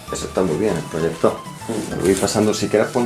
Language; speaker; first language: Spanish; native; Spanish